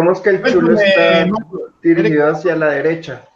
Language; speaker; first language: Spanish; native; Spanish